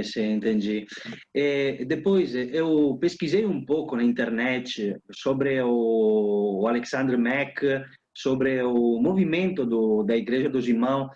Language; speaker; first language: Portuguese; non-native, fluent; Italian